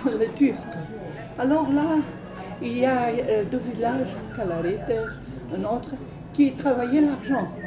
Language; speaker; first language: French; non-native, fluent; Greek